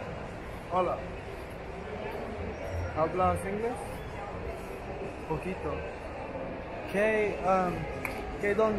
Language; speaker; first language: Spanish; non-native, learner; English